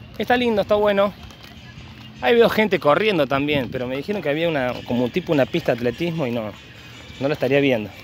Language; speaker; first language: Spanish; native; Spanish